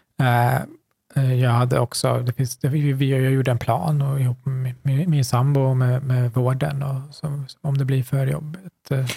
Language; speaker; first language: Swedish; early bilingual, other home language; Kurdish